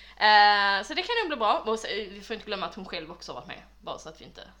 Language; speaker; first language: Swedish; native; Swedish